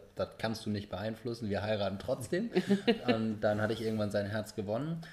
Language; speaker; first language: German; native; German